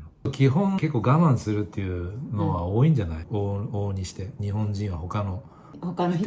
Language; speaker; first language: Japanese; native; Japanese